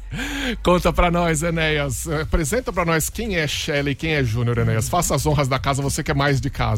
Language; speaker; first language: Portuguese; native; Portuguese